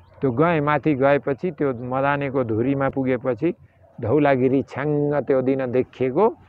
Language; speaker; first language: Nepali; native; Nepali